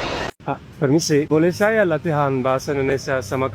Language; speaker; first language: Indonesian; non-native, learner; English